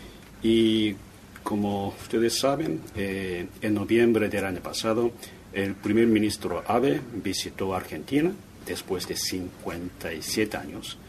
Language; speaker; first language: Spanish; non-native, fluent; Japanese